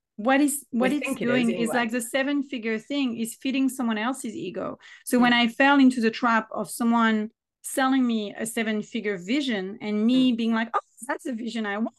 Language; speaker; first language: English; non-native, fluent; French